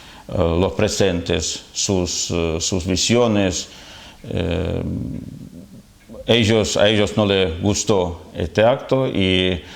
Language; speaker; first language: Spanish; non-native, fluent; Ukrainian